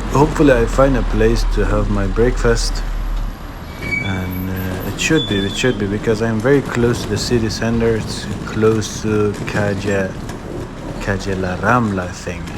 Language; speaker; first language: English; non-native, fluent; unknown